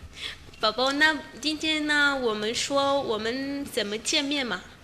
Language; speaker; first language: Chinese; non-native, fluent; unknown